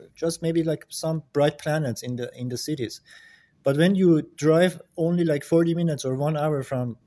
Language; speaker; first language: English; non-native, fluent; Persian